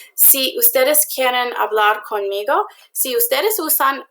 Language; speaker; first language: Spanish; non-native, learner; English